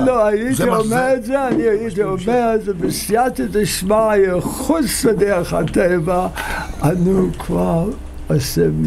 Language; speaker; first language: Hebrew; non-native, fluent; English